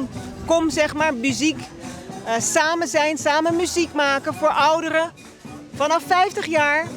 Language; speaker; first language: Dutch; non-native, local second language; Papiamento